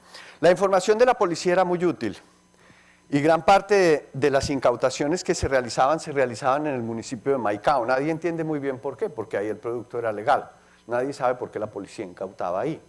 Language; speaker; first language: Spanish; native; Spanish